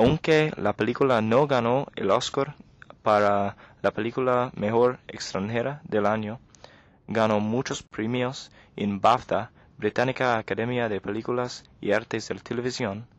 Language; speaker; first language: Spanish; non-native, learner; English